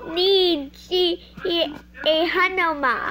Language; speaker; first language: Chinese; non-native, learner; English